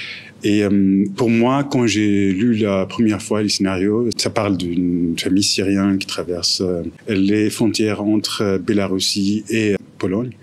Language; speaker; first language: French; non-native, fluent; Arabic